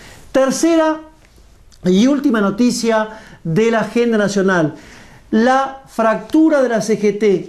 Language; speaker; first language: Spanish; native; Spanish